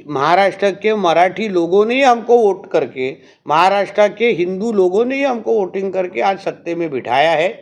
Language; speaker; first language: Hindi; non-native, local second language; Marathi